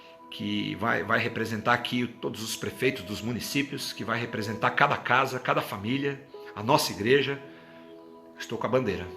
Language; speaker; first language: Portuguese; native; Portuguese